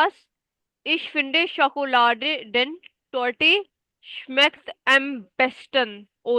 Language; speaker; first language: German; non-native, fluent; Urdu